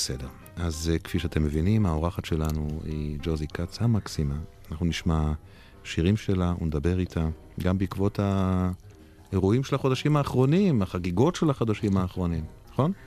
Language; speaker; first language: Hebrew; native; Hebrew